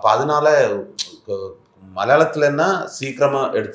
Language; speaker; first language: Tamil; non-native, learner; Malayalam